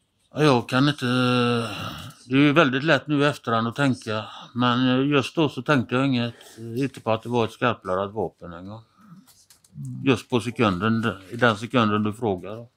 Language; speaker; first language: Swedish; native; Swedish